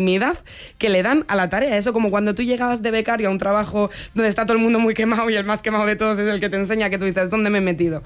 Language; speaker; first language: Spanish; native; Spanish